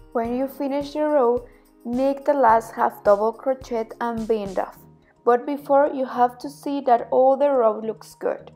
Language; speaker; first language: English; non-native, fluent; Spanish